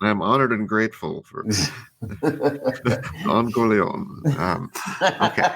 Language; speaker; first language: English; native; English